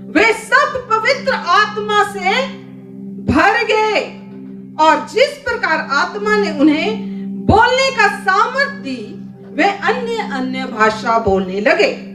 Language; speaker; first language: Hindi; native; Hindi